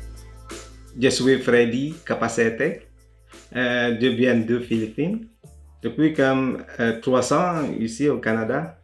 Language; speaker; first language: French; non-native, learner; Filipino